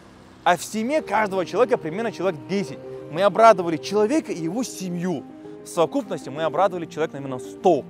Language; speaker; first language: Russian; native; Russian